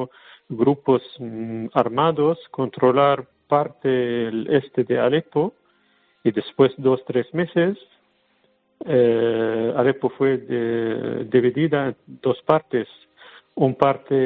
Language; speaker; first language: Spanish; non-native, learner; Arabic